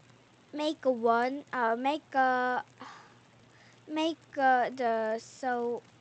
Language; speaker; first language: English; non-native, learner; Korean